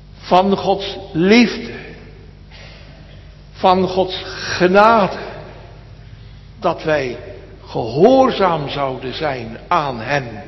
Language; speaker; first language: Dutch; native; Dutch